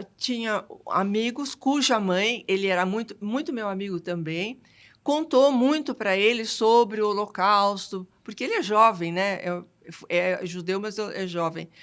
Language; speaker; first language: Portuguese; early bilingual, other home language; French